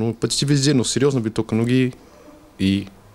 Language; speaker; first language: Russian; non-native, learner; Portuguese